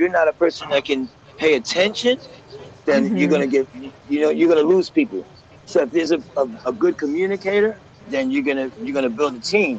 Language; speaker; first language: English; native; English